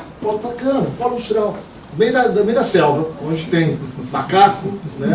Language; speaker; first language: Portuguese; native; Portuguese